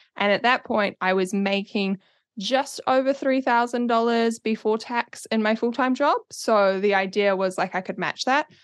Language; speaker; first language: English; native; English